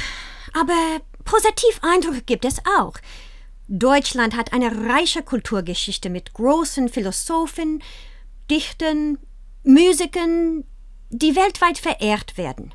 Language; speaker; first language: German; non-native, fluent; English